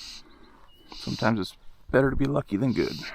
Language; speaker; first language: English; native; English